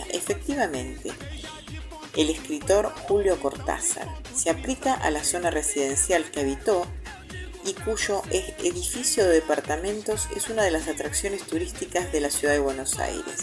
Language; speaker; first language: Spanish; native; Spanish